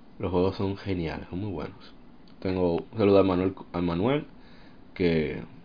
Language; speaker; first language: Spanish; native; Spanish